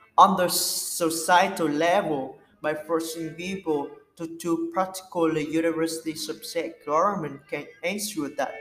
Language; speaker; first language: English; non-native, learner; Vietnamese